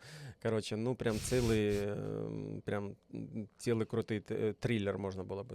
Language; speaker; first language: Ukrainian; native; Ukrainian